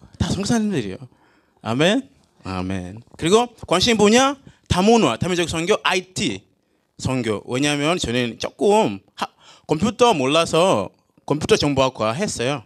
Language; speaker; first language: Korean; non-native, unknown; Swahili